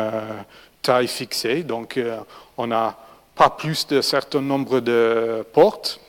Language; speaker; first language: French; non-native, fluent; English